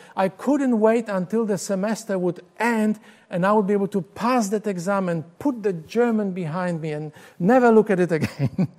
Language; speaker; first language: English; non-native, fluent; Polish